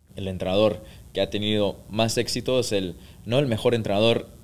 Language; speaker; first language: Spanish; early bilingual, heritage; Spanish